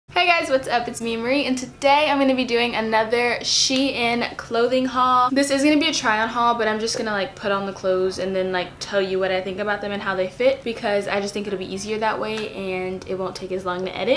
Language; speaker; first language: English; native; English